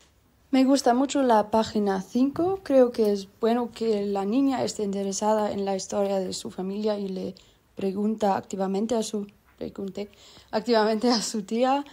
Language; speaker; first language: Spanish; non-native, learner; German